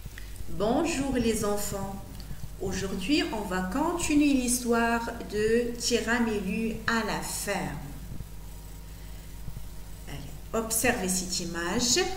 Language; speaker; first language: French; non-native, local second language; Arabic